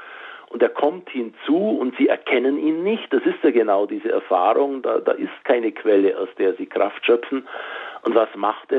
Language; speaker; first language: German; native; German